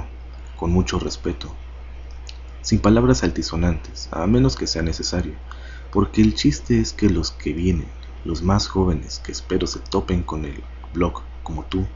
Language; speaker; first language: Spanish; native; Spanish